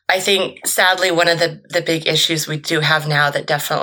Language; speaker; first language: English; native; English